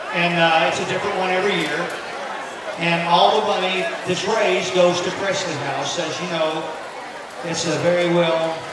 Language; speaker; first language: English; native; English